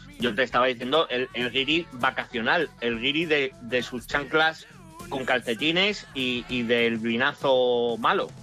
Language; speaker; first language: Spanish; native; Spanish